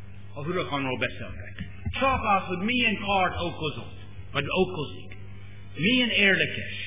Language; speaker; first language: Hungarian; non-native, learner; English